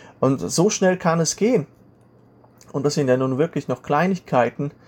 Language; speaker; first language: German; native; German